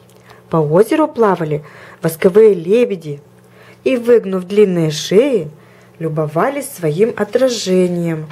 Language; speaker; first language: Russian; native; Russian